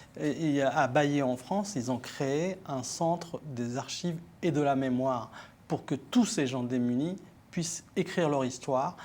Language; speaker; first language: French; early bilingual, other home language; Arabic